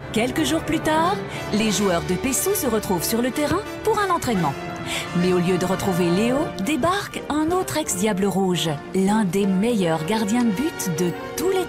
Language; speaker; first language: French; native; French